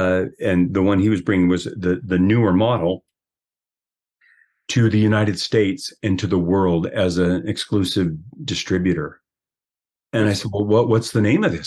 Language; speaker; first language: English; native; English